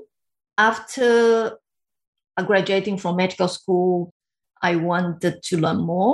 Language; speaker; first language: English; non-native, fluent; Portuguese